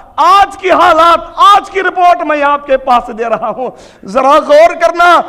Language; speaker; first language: Urdu; native; Urdu